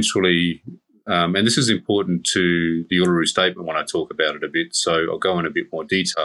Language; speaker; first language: English; native; English